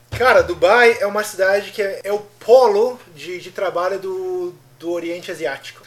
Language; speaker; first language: Portuguese; native; Portuguese